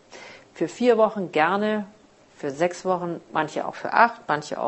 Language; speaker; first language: German; native; German